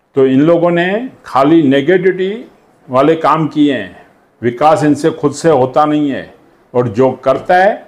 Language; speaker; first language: Hindi; non-native, local second language; Sindhi